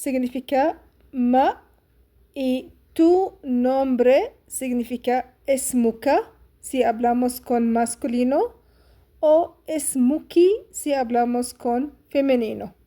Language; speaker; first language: Spanish; non-native, fluent; Arabic